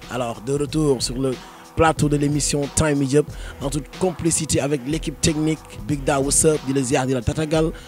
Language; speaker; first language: French; non-native, local second language; Wolof